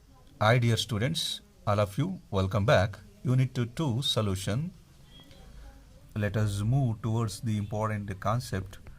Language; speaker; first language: English; non-native, local second language; Kannada